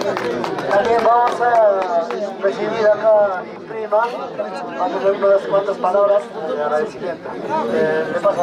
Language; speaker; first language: Spanish; native; Spanish